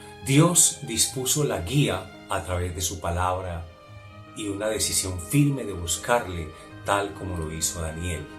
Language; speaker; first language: Spanish; native; Spanish